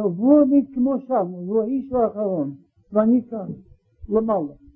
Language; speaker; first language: Hebrew; non-native, learner; Russian